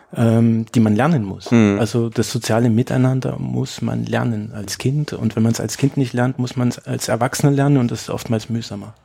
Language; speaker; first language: German; native; German